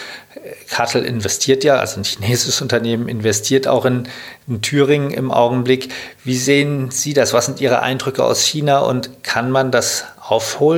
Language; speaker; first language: German; native; German